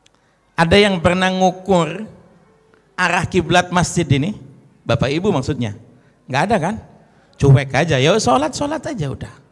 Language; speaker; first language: Indonesian; native; Indonesian